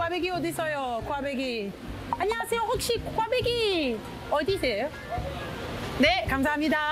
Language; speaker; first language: Korean; non-native, learner; English